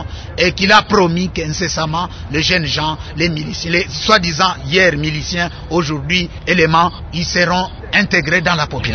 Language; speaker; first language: French; non-native, local second language; Luba-Lulua